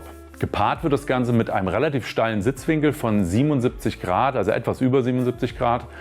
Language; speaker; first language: German; native; German